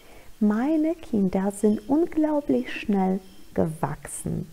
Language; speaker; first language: German; non-native, fluent; Polish